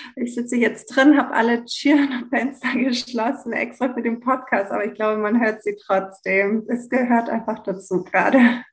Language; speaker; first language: German; early bilingual, heritage; German